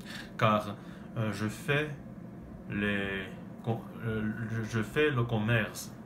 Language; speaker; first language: French; non-native, learner; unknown